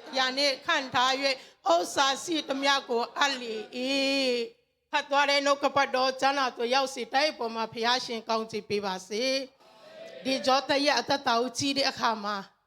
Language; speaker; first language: Burmese; non-native, local second language; Tedim Chin